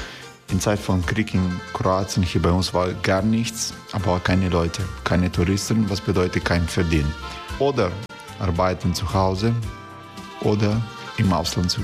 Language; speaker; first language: German; non-native, learner; Croatian